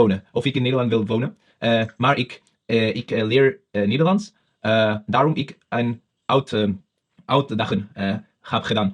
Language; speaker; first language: Dutch; non-native, learner; Spanish